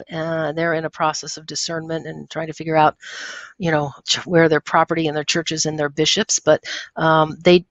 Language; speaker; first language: English; native; English